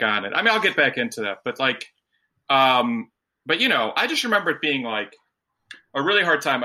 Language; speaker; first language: English; native; English